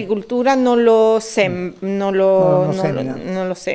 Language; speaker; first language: Italian; early bilingual, heritage; Spanish